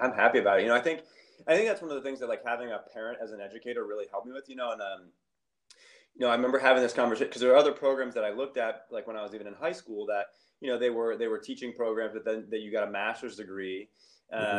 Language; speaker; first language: English; native; English